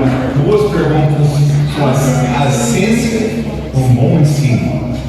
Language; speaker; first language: Portuguese; non-native, fluent; English